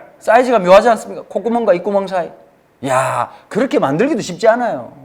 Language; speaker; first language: Korean; native; Korean